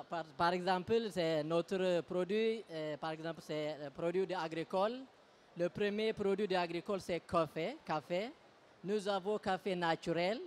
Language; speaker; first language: French; non-native, learner; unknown